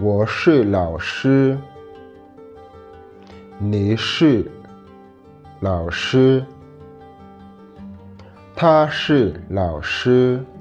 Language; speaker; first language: Chinese; non-native, fluent; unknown